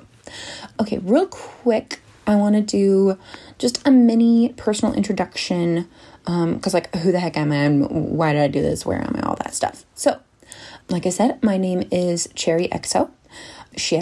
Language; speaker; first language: English; native; English